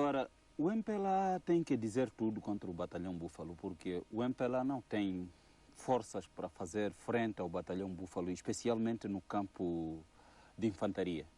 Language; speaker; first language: Portuguese; native; Portuguese